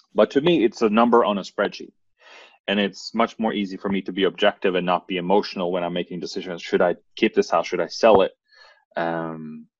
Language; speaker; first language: English; non-native, fluent; Norwegian